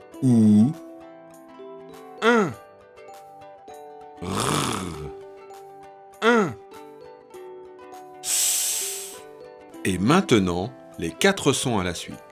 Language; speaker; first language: French; native; French